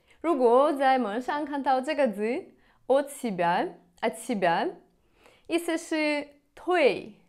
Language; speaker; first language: Chinese; non-native, fluent; Russian